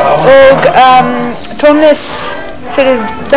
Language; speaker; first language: Icelandic; non-native, learner; English